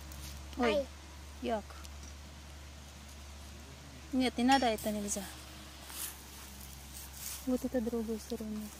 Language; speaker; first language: Russian; non-native, learner; Filipino